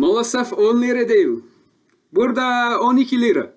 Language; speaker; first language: Turkish; non-native, learner; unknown